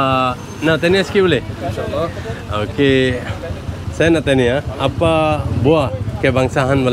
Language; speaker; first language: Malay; non-native, learner; Bangla